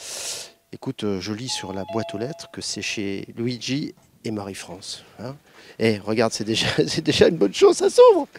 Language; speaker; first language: French; native; French